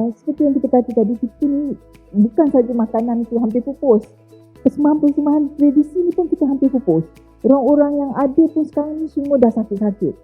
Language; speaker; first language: Malay; native; Malay